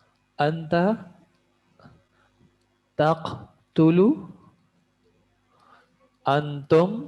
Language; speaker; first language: Arabic; non-native, fluent; Urdu